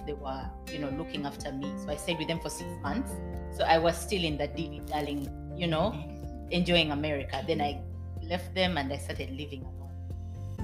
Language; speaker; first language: English; non-native, local second language; Ganda